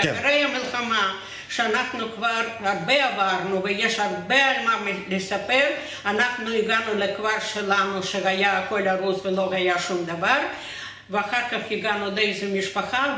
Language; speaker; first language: Hebrew; non-native, fluent; Russian